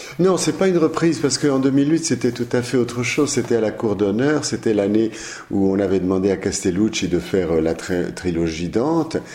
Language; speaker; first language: French; non-native, fluent; Italian